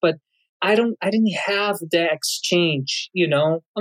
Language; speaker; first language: English; non-native, fluent; Portuguese